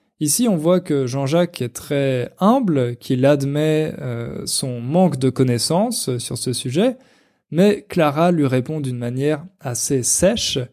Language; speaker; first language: French; native; French